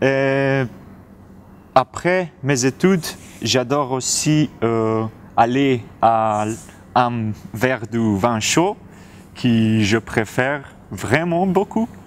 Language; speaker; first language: French; non-native, learner; Slovenian